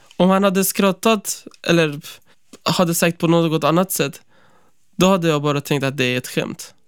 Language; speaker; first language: Swedish; non-native, fluent; Persian